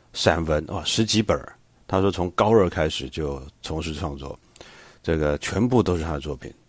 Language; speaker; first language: Chinese; native; Chinese